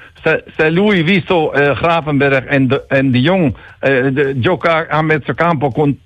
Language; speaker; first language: Italian; non-native, learner; Dutch